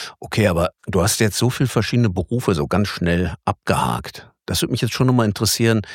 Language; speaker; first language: German; native; German